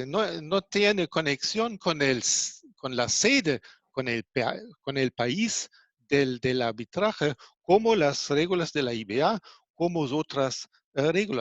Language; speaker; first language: Spanish; non-native, fluent; German